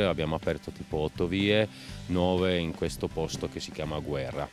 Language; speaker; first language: Italian; non-native, fluent; Czech